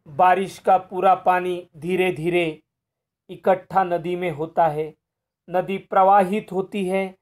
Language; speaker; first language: Hindi; non-native, local second language; Marathi